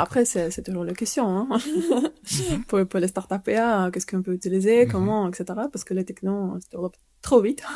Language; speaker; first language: French; non-native, fluent; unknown